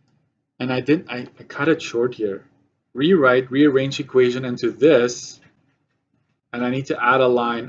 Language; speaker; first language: English; native; English